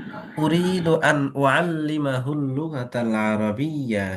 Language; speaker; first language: Arabic; non-native, fluent; Bangla